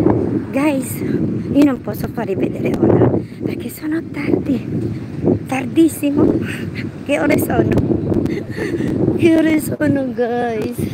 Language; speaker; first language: Italian; non-native, local second language; Filipino